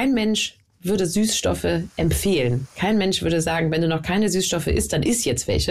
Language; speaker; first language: German; native; German